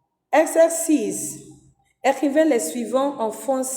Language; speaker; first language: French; non-native, fluent; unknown